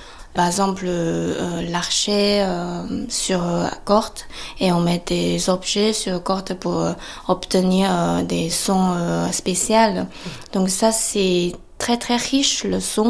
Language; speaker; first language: French; non-native, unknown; Chinese